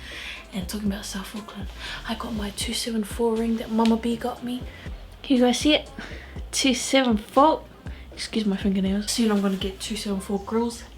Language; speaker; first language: English; native; English